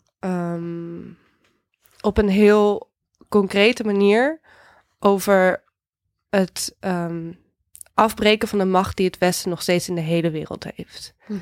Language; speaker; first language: Dutch; native; Dutch